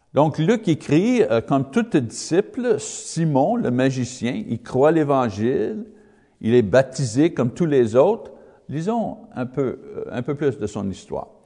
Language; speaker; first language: French; non-native, learner; English